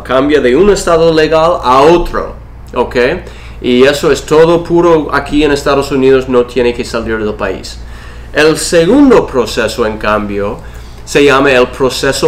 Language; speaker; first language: Spanish; non-native, fluent; English